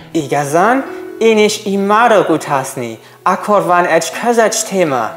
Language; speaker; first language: Hungarian; non-native, learner; German